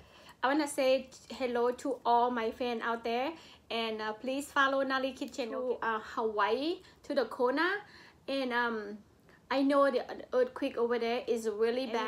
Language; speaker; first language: English; non-native, local second language; Lao